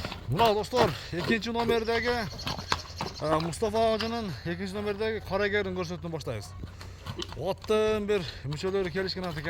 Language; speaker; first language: Kyrgyz; native; Kyrgyz